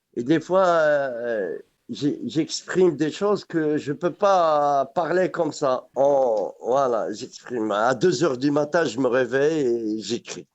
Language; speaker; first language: French; non-native, local second language; Arabic